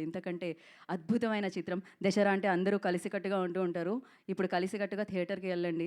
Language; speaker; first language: Telugu; native; Telugu